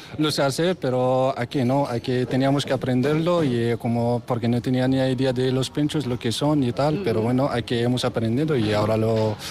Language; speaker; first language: Spanish; non-native, learner; Arabic